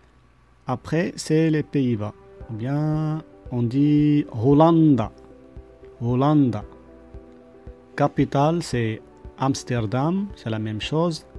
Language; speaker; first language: French; non-native, local second language; Arabic